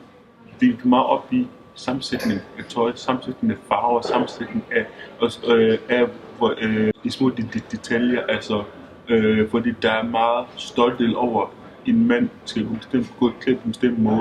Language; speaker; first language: Danish; early bilingual, other home language; Lingala